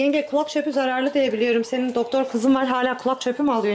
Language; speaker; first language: Turkish; native; Turkish